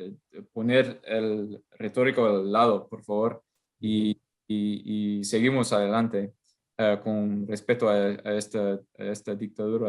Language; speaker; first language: Spanish; non-native, fluent; English